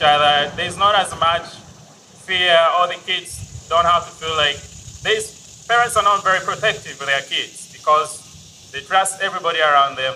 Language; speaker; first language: English; non-native, local second language; Ganda